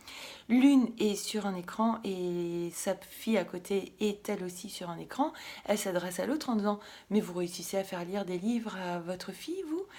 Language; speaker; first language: French; native; French